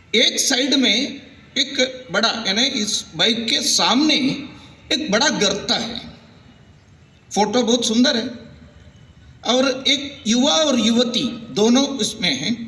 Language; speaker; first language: Hindi; non-native, local second language; Malayalam